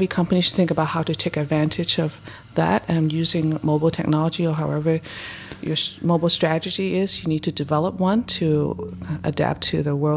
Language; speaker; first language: English; non-native, local second language; Cantonese